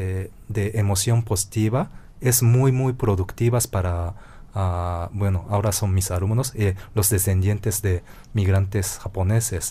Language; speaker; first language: Spanish; non-native, fluent; Japanese